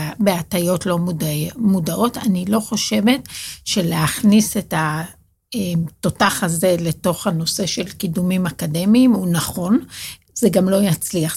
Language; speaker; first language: Hebrew; native; Hebrew